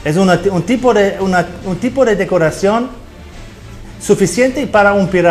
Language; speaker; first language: Spanish; non-native, fluent; English